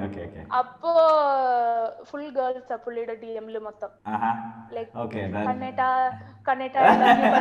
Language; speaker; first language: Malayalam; early bilingual, heritage; Malayalam